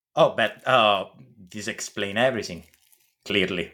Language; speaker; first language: English; non-native, fluent; Italian